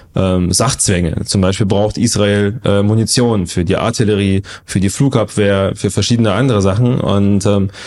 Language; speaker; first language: German; non-native, fluent; Russian